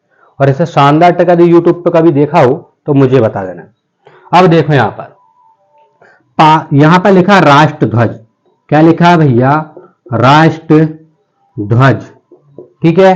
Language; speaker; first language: Hindi; native; Hindi